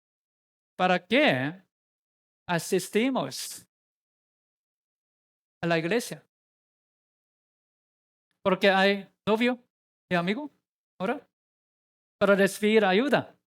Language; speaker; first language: Spanish; non-native, learner; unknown